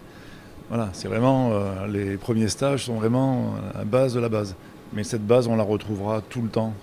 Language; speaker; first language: French; native; French